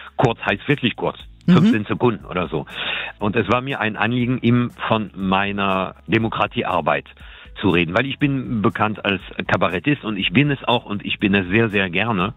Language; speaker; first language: German; non-native, fluent; French